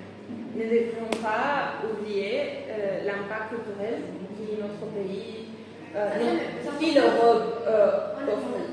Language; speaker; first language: French; non-native, fluent; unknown